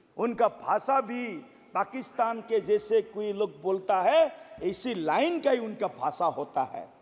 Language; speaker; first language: Hindi; non-native, local second language; Assamese